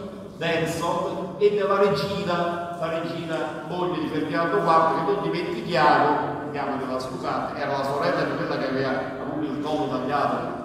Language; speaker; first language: Italian; native; Italian